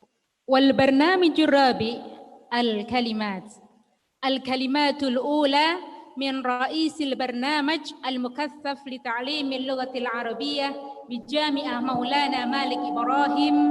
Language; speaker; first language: Arabic; non-native, fluent; Indonesian